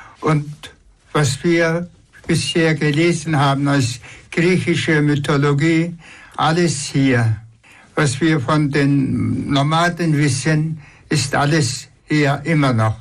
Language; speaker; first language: German; non-native, fluent; Tuvinian